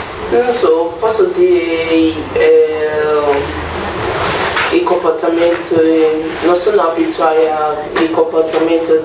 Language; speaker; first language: Italian; non-native, learner; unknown